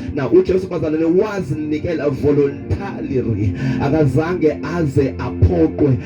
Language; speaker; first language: Zulu; non-native, local second language; Xhosa